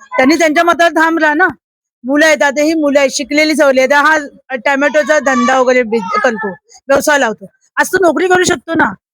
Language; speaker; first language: Marathi; native; Marathi